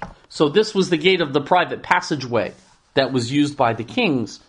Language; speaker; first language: English; native; English